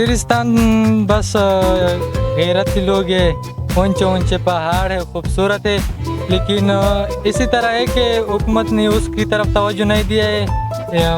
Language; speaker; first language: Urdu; non-native, local second language; Pashto